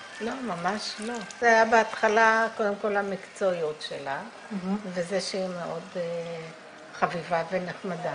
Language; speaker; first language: Hebrew; non-native, local second language; Arabic